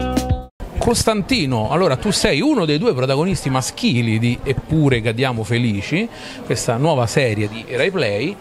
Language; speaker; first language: Italian; native; Italian